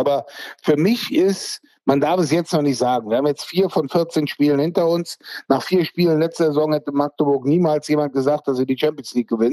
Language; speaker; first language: German; native; German